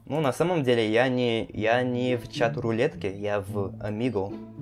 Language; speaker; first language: Russian; non-native, fluent; Portuguese